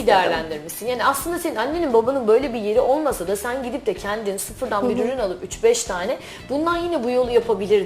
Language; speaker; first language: Turkish; native; Turkish